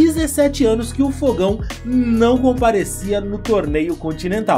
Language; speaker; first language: Portuguese; native; Portuguese